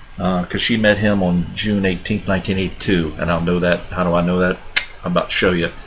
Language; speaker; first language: English; native; English